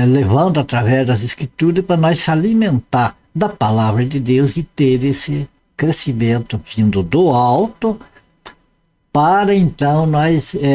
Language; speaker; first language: Portuguese; native; Portuguese